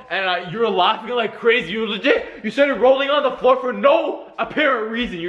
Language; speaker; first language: English; native; English